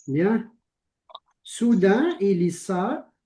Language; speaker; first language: French; non-native, local second language; Arabic